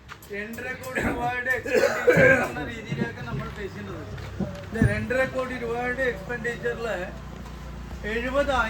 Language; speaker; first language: Malayalam; non-native, local second language; Tamil